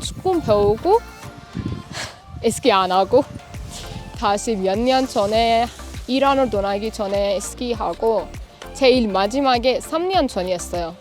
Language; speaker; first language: Korean; non-native, learner; Persian